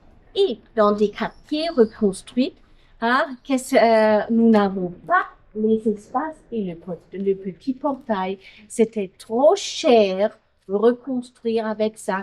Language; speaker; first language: French; non-native, fluent; German